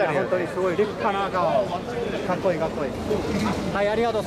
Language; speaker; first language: Japanese; non-native, learner; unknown